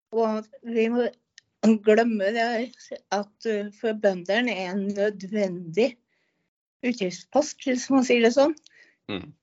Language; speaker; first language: Norwegian; native; Norwegian